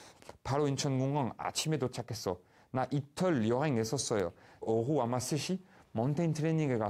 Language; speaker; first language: Korean; non-native, learner; French